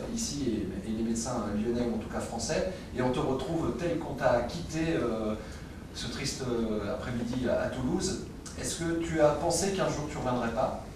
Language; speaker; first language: French; native; French